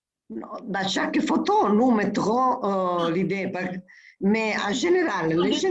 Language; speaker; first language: French; non-native, fluent; Italian